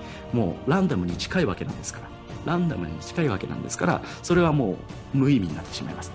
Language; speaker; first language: Japanese; native; Japanese